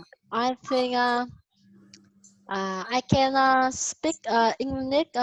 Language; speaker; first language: English; non-native, learner; Vietnamese